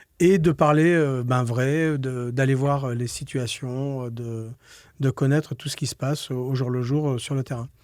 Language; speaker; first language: French; native; French